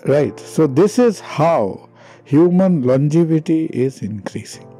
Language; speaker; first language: English; non-native, local second language; Bangla